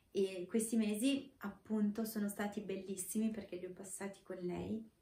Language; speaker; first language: Italian; non-native, fluent; Romanian